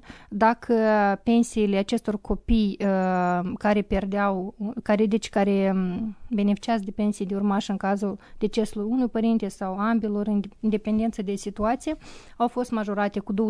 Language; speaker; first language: Romanian; native; Romanian